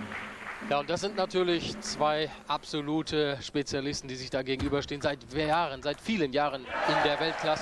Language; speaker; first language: German; native; German